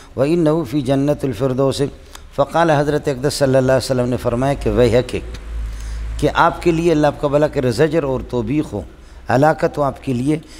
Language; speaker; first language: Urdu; non-native, local second language; Baluchi